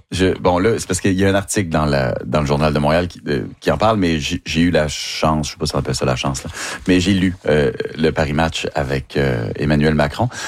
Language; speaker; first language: French; native; French